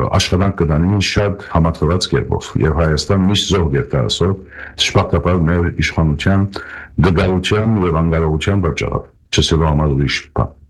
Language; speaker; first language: Armenian; early bilingual, heritage; Armenian